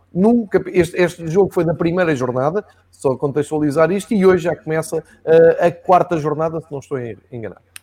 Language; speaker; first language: Portuguese; native; Portuguese